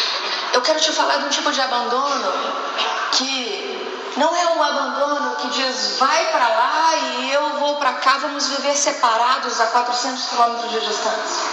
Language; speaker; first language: Portuguese; native; Portuguese